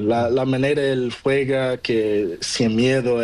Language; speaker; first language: Spanish; non-native, learner; Portuguese